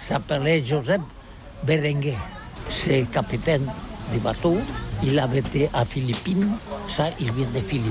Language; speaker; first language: French; non-native, learner; Catalan